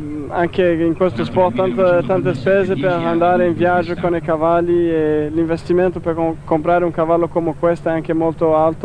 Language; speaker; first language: Italian; non-native, fluent; Portuguese